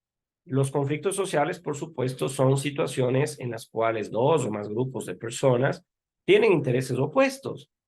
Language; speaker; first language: Spanish; native; Spanish